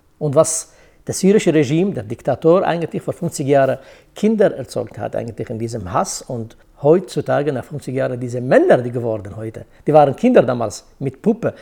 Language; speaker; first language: German; non-native, fluent; Kurdish